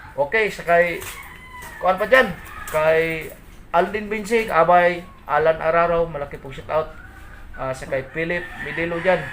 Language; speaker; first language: Filipino; non-native, local second language; Cebuano